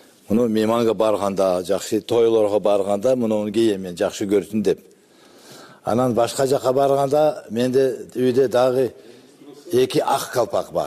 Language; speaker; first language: Kyrgyz; non-native, local second language; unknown